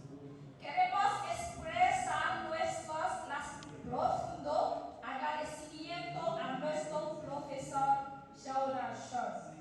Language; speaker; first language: Spanish; non-native, learner; French